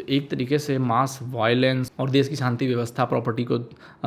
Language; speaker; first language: Hindi; native; Hindi